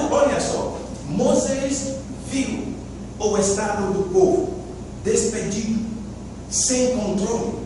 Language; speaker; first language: Portuguese; non-native, fluent; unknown